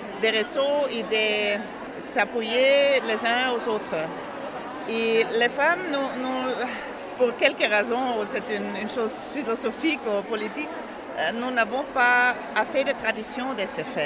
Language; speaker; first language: French; non-native, learner; German